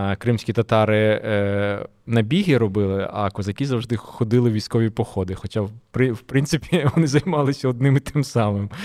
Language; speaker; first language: Ukrainian; non-native, local second language; Russian